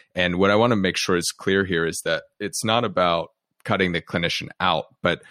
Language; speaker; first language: English; native; English